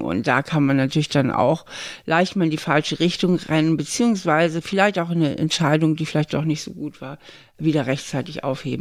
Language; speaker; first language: German; native; German